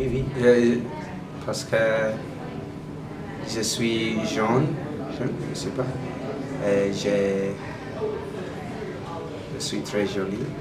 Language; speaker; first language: French; non-native, learner; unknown